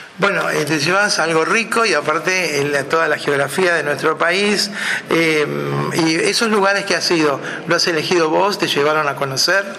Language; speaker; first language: Spanish; native; Spanish